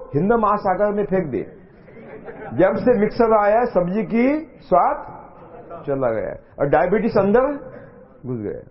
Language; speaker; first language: Hindi; non-native, local second language; Marathi